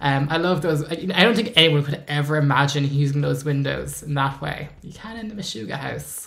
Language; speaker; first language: English; native; English